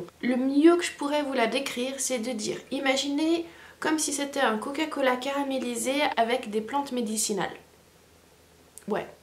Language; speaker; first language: French; native; French